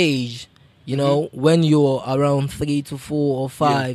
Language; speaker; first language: English; non-native, local second language; Krio